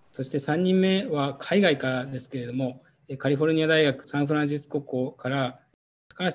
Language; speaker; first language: Japanese; native; Japanese